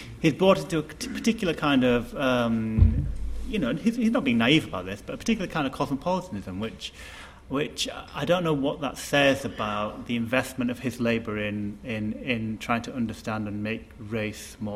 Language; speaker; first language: English; native; English